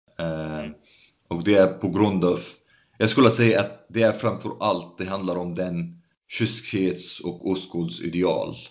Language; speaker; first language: Swedish; non-native, fluent; Arabic